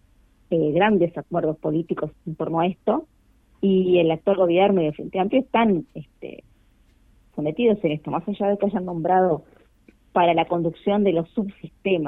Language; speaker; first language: Spanish; native; Spanish